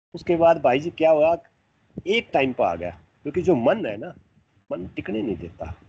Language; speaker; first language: Hindi; native; Hindi